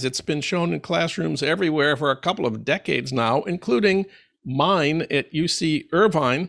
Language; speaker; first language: English; native; English